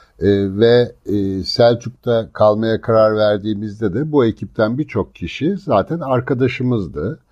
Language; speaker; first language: Turkish; native; Turkish